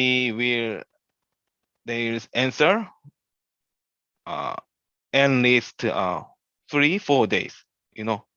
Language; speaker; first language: English; non-native, learner; Korean